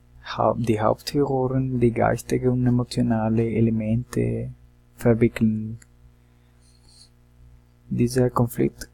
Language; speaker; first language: German; non-native, learner; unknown